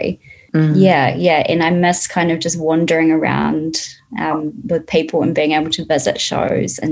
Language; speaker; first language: English; native; English